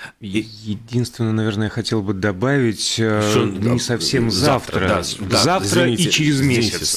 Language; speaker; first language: Russian; native; Russian